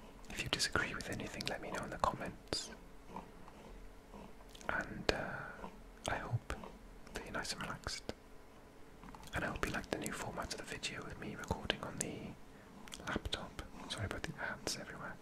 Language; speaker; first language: English; non-native, local second language; Welsh